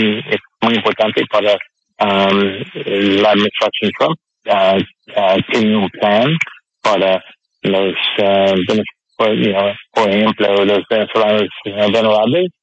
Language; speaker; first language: Spanish; non-native, learner; English